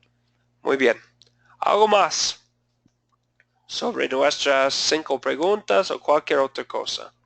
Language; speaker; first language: Spanish; non-native, fluent; English